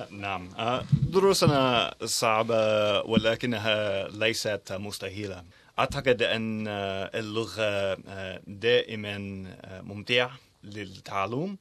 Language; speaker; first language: Arabic; non-native, learner; English